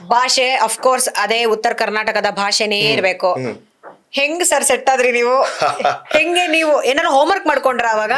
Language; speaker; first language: Kannada; native; Kannada